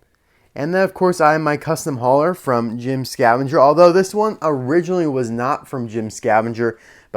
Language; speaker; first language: English; native; English